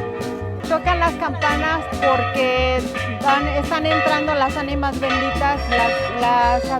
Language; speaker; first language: Spanish; native; Spanish